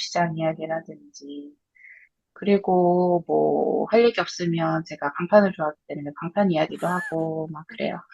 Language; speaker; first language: Korean; native; Korean